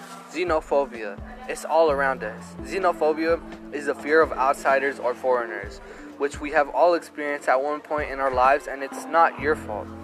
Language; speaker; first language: English; early bilingual, other home language; Spanish